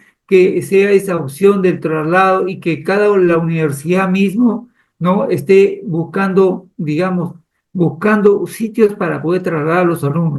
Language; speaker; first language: Spanish; native; Spanish